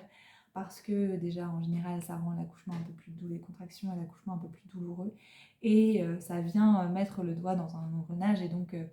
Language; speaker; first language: French; native; French